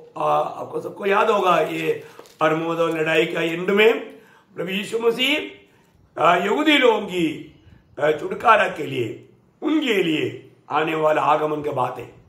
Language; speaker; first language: Hindi; non-native, local second language; Malayalam